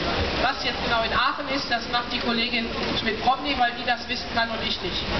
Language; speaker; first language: German; native; German